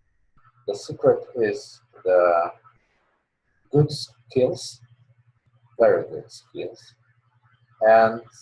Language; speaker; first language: English; non-native, learner; Polish